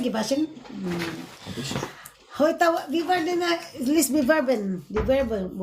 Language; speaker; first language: German; non-native, learner; Cebuano